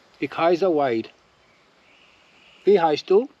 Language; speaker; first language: German; non-native, learner; English